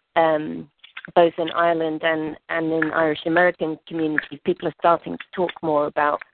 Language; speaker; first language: English; native; English